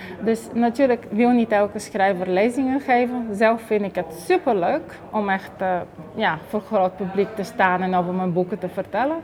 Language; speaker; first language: Dutch; non-native, fluent; Bulgarian